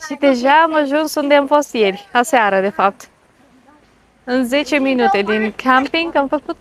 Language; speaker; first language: Romanian; non-native, fluent; Bulgarian